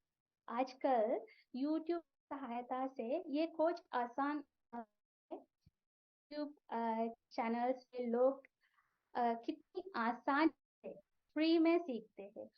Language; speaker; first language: Hindi; non-native, fluent; Sinhala